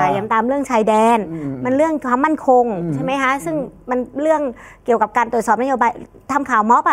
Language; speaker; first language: Thai; native; Thai